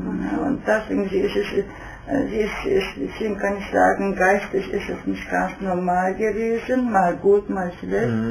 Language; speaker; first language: German; non-native, fluent; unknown